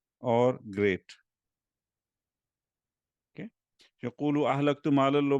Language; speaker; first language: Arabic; non-native, fluent; Urdu